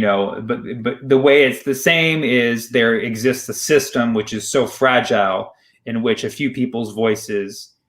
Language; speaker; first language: English; early bilingual, other home language; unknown